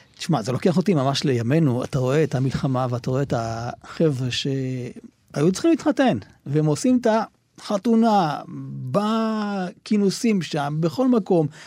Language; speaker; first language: Hebrew; native; Hebrew